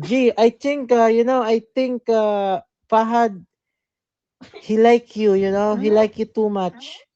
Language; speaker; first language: English; non-native, learner; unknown